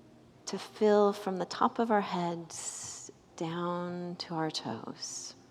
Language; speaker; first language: English; native; English